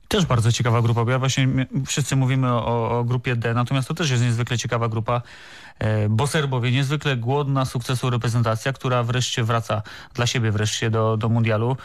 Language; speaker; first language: Polish; native; Polish